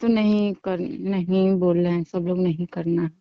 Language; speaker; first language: Hindi; native; Hindi